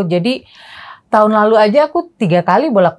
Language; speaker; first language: Indonesian; native; Indonesian